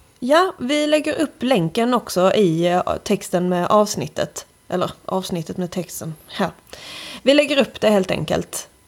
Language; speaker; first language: Swedish; native; Swedish